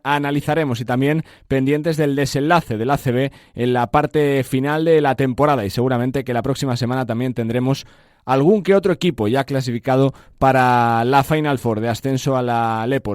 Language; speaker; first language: Spanish; native; Spanish